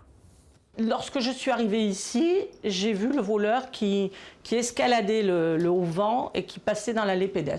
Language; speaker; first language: French; native; French